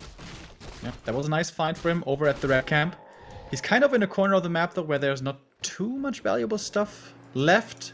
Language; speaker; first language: English; non-native, fluent; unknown